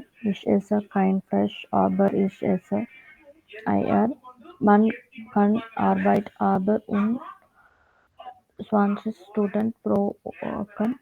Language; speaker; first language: German; non-native, learner; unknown